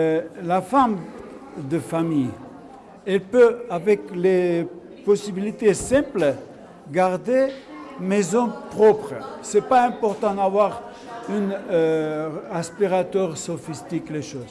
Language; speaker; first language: French; non-native, learner; Armenian